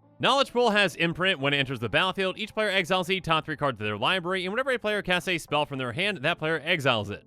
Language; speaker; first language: English; native; English